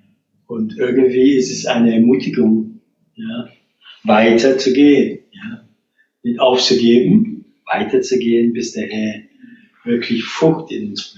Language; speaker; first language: German; non-native, fluent; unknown